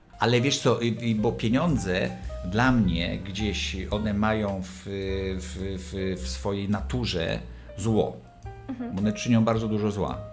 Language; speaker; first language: Polish; native; Polish